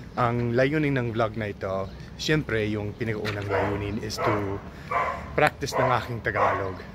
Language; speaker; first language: Filipino; non-native, fluent; English